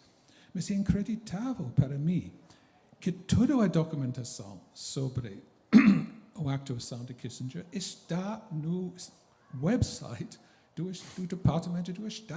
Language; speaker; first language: Portuguese; non-native, fluent; English